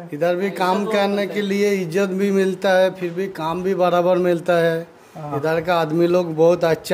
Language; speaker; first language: Hindi; non-native, local second language; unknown